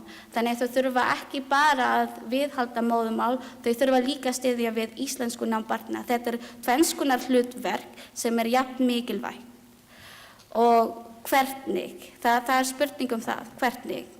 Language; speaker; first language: Icelandic; non-native, learner; Filipino